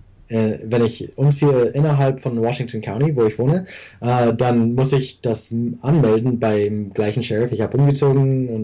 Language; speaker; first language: German; early bilingual, heritage; English